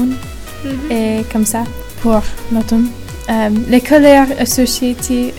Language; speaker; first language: French; non-native, learner; English